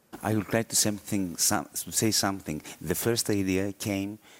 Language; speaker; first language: English; non-native, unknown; Greek